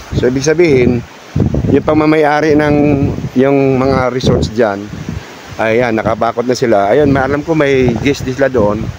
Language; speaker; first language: Filipino; non-native, local second language; Cebuano